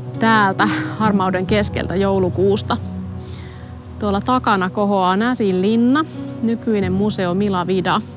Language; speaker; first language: Finnish; native; Finnish